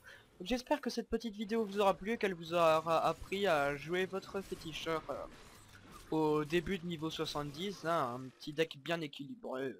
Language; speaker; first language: French; native; French